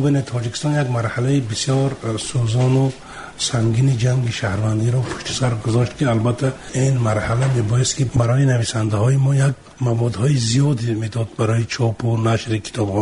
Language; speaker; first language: Tajik; native; Tajik